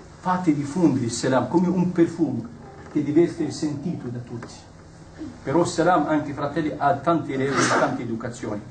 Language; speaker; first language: Italian; non-native, fluent; Arabic